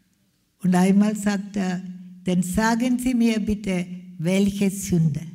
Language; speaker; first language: German; non-native, fluent; Malayalam